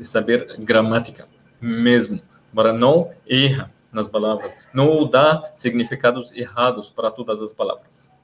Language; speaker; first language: Portuguese; non-native, learner; Arabic